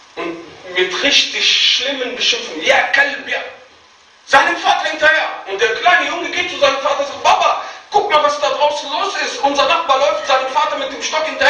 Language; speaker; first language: German; non-native, fluent; Arabic